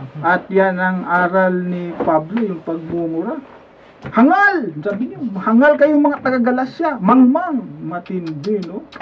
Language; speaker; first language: Filipino; non-native, local second language; Cebuano